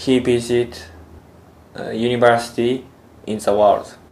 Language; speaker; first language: English; non-native, learner; Japanese